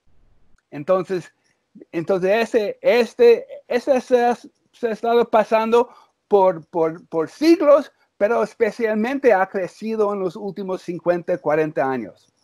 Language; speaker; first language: Spanish; early bilingual, heritage; English